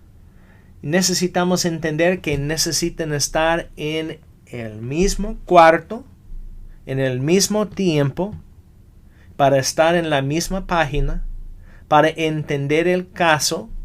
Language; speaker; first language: Spanish; non-native, fluent; English